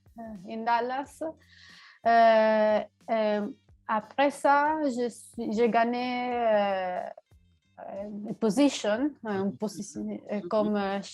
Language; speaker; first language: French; non-native, learner; Italian